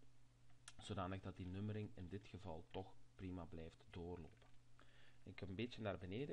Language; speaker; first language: Dutch; native; Dutch